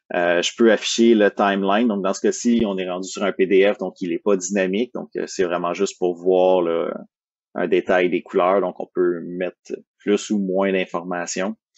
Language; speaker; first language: French; native; French